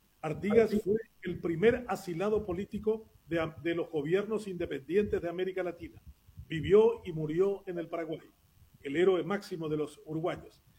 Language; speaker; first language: Spanish; non-native, local second language; Guarani